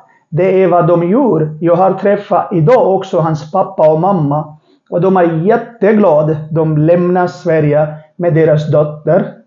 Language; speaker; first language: Swedish; non-native, learner; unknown